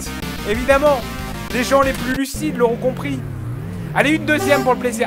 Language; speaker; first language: French; native; French